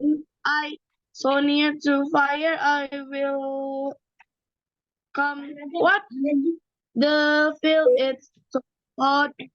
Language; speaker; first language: English; non-native, learner; Indonesian